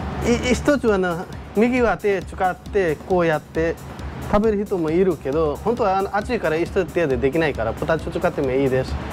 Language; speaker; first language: Japanese; non-native, learner; Nepali